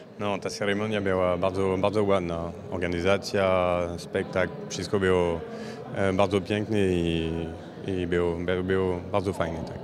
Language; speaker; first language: Polish; non-native, learner; French